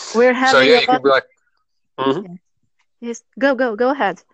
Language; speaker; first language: English; non-native, learner; Albanian